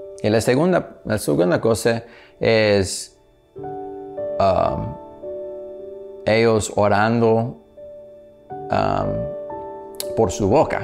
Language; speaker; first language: Spanish; non-native, learner; English